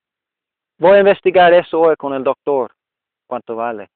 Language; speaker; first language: Spanish; non-native, learner; English